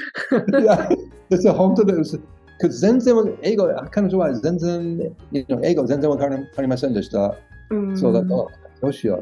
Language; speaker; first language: Japanese; non-native, learner; English